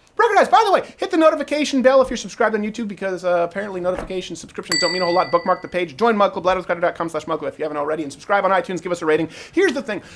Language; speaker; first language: English; native; English